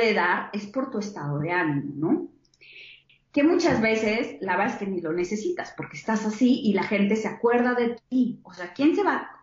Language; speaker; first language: Spanish; native; Spanish